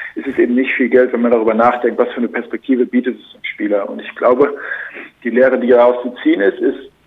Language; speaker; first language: German; native; German